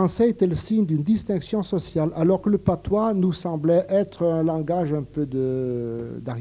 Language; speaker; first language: French; native; French